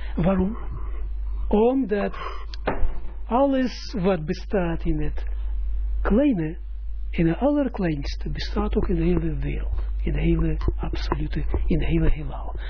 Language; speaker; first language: Dutch; non-native, fluent; Russian